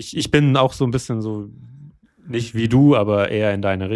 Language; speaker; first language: German; native; German